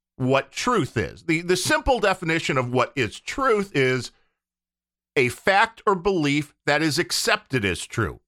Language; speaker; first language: English; native; English